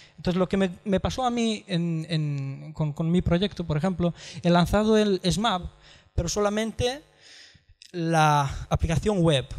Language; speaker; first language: Spanish; non-native, fluent; Romanian